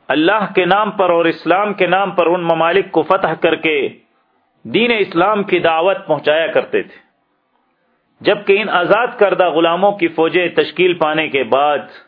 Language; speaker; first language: Urdu; native; Urdu